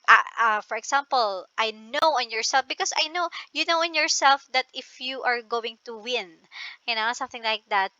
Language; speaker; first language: English; non-native, local second language; Filipino